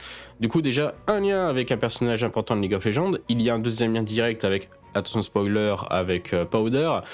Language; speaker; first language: French; native; French